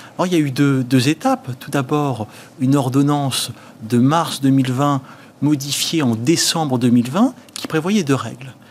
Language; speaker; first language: French; native; French